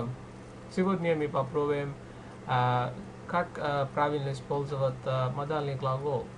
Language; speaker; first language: Russian; non-native, fluent; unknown